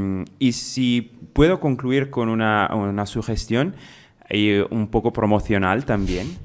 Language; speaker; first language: Spanish; non-native, fluent; Italian